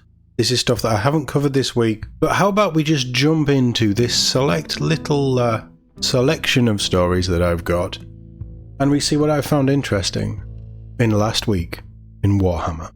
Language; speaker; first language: English; native; English